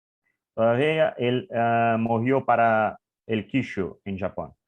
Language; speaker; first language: Spanish; non-native, learner; English